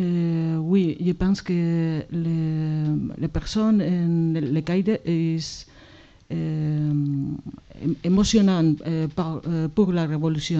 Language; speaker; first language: French; non-native, learner; Spanish